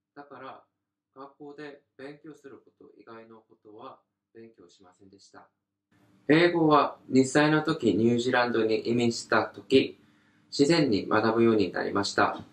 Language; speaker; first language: Japanese; non-native, learner; Korean